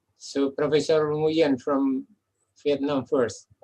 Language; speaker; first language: English; non-native, fluent; Indonesian